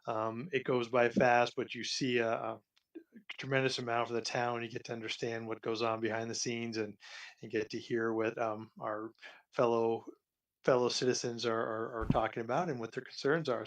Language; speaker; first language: English; native; English